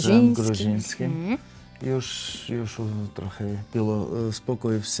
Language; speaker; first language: Polish; non-native, learner; Georgian